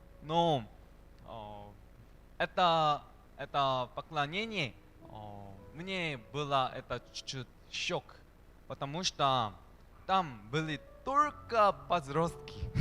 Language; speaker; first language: Russian; non-native, learner; Korean